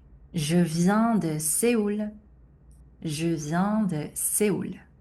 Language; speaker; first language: French; non-native, fluent; Korean